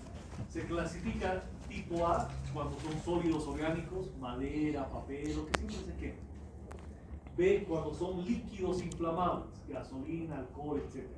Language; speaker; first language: Spanish; native; Spanish